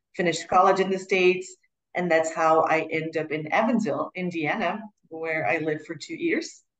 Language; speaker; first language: English; non-native, fluent; Portuguese